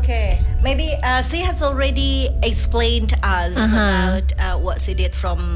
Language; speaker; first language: English; non-native, fluent; Indonesian